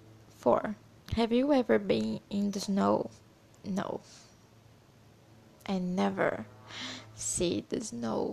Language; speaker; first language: English; non-native, learner; Portuguese